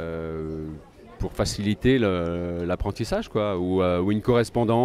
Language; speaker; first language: French; native; French